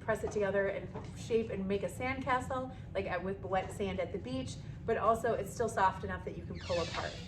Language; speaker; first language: English; native; English